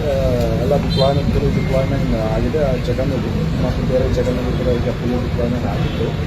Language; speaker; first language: Kannada; non-native, fluent; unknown